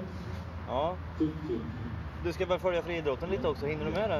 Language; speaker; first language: Swedish; native; Swedish